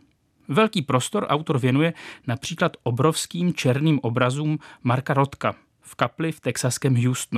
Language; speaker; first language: Czech; native; Czech